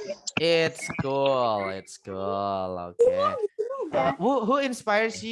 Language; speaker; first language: English; non-native, local second language; Indonesian